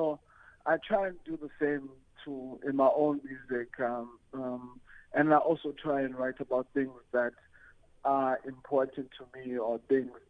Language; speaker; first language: English; non-native, local second language; Xhosa